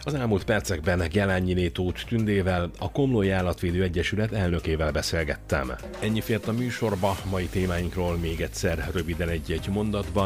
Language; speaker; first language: Hungarian; native; Hungarian